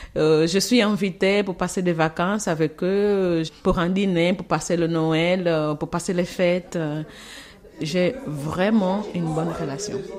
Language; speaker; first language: French; non-native, fluent; Portuguese